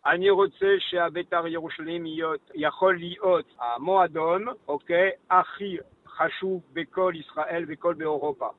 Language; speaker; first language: Hebrew; non-native, learner; French